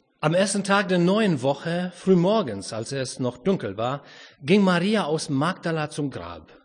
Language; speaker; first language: German; non-native, fluent; Romanian